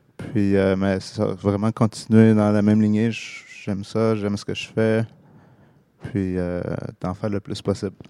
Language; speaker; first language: French; native; French